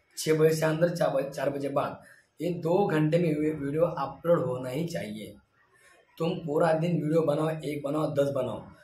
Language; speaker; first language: Hindi; non-native, local second language; Marathi